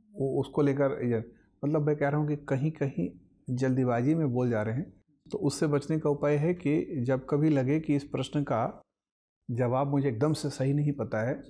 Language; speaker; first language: Hindi; native; Hindi